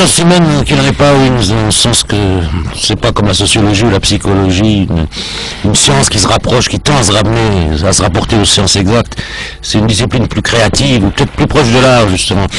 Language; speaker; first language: French; native; French